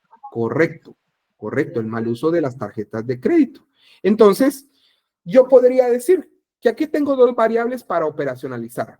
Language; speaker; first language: Spanish; native; Spanish